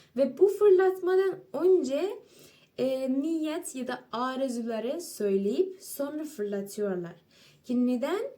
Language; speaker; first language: Turkish; non-native, fluent; Persian